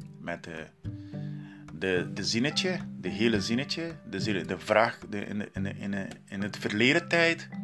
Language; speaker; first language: Dutch; non-native, learner; Portuguese